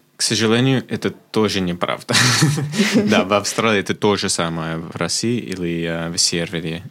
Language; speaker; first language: Russian; non-native, fluent; English